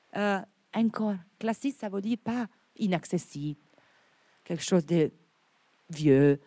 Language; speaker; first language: French; non-native, fluent; Italian